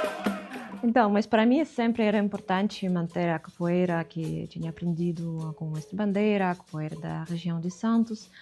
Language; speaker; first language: Portuguese; non-native, fluent; Russian